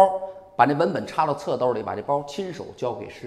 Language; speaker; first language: Chinese; native; Chinese